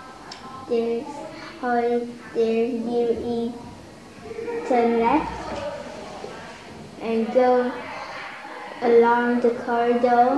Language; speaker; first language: English; non-native, learner; Vietnamese